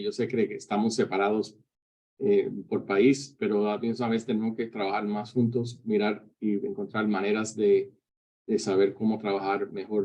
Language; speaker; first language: Spanish; early bilingual, heritage; Spanish